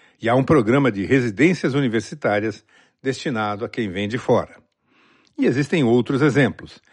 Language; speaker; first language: Portuguese; native; Portuguese